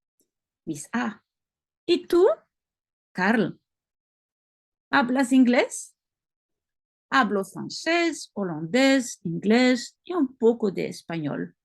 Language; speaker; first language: Spanish; non-native, learner; French